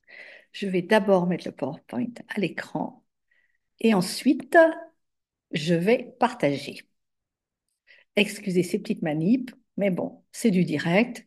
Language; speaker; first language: French; native; French